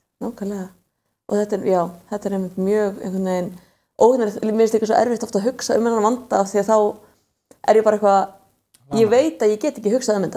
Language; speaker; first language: Icelandic; native; Icelandic